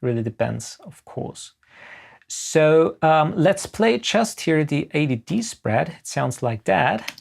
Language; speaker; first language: English; non-native, fluent; German